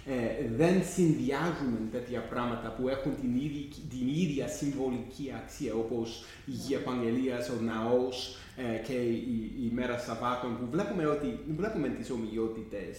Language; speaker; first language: Greek; non-native, fluent; English